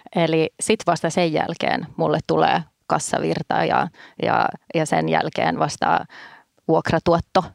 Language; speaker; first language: Finnish; early bilingual, heritage; Finnish